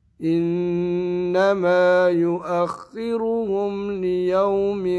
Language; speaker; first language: Arabic; non-native, learner; Indonesian